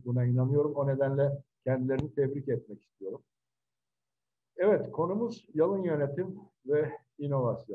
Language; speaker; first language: Turkish; native; Turkish